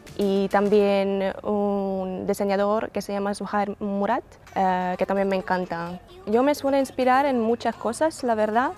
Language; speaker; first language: Spanish; non-native, fluent; Russian